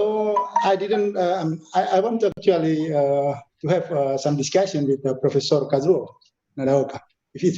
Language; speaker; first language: English; non-native, learner; Indonesian